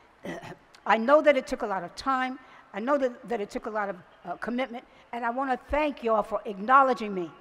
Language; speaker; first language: English; native; English